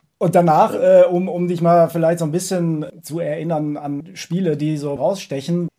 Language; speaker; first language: German; native; German